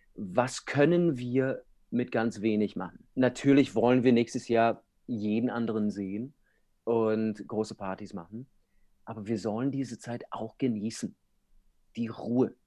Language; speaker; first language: German; non-native, fluent; English